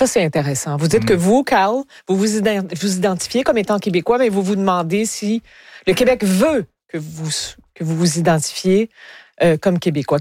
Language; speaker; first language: French; native; French